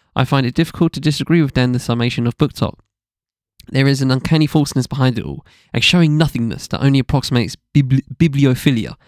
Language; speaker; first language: English; native; English